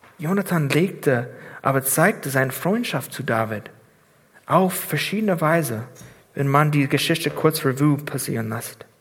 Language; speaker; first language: German; non-native, fluent; English